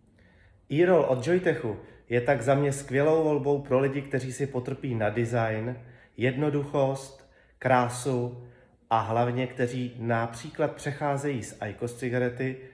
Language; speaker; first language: Czech; native; Czech